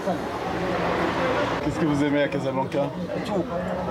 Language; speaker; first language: French; native; French